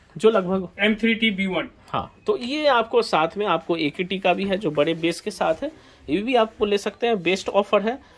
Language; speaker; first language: Hindi; native; Hindi